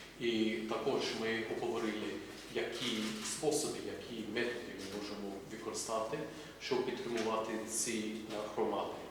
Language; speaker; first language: Ukrainian; non-native, fluent; English